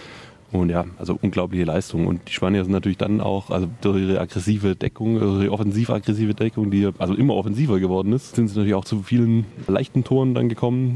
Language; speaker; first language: German; native; German